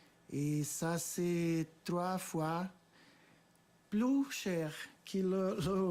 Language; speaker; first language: French; non-native, fluent; Portuguese